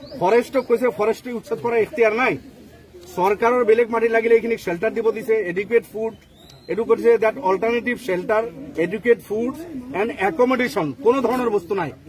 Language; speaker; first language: Assamese; non-native, local second language; Bangla